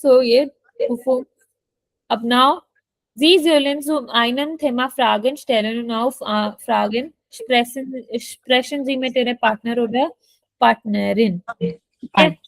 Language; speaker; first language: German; non-native, fluent; Hindi